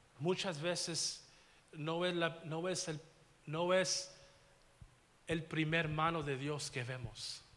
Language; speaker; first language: Spanish; early bilingual, heritage; Spanish